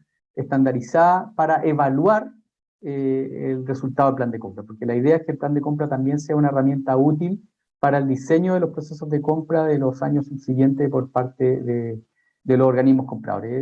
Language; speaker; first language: Spanish; native; Spanish